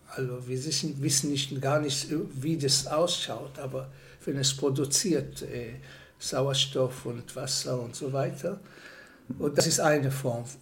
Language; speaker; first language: German; non-native, fluent; Hebrew